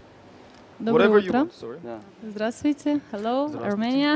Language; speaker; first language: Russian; non-native, fluent; Romanian